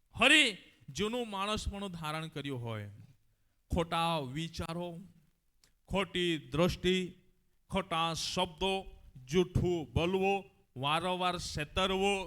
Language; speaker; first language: Gujarati; native; Gujarati